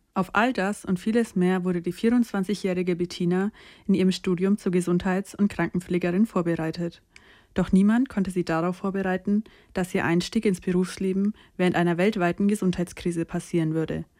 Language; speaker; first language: German; native; German